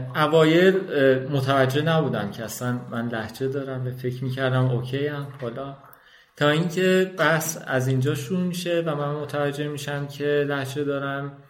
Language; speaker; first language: Persian; non-native, local second language; Azerbaijani